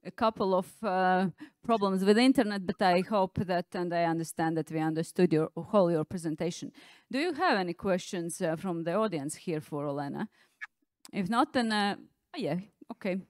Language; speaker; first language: English; non-native, fluent; Latvian